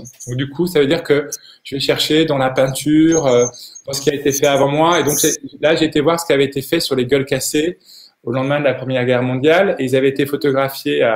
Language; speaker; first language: French; native; French